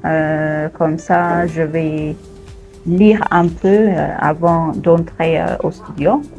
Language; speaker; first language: French; non-native, fluent; Amharic